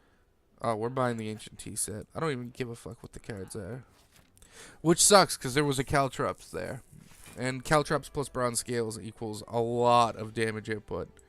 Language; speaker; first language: English; native; English